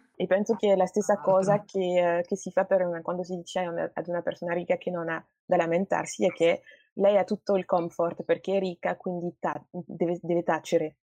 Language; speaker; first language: Italian; non-native, fluent; French